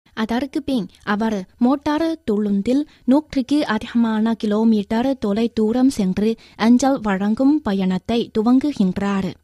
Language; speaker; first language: Tamil; non-native, fluent; Chinese